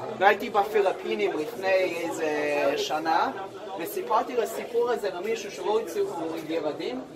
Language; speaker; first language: Hebrew; non-native, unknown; English